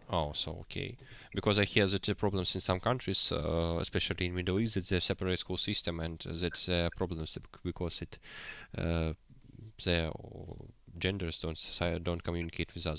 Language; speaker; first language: English; non-native, learner; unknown